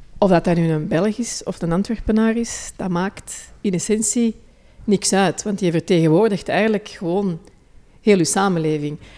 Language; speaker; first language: Dutch; early bilingual, other home language; Hindi